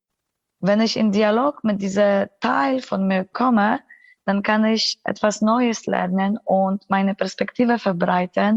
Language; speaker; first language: German; non-native, fluent; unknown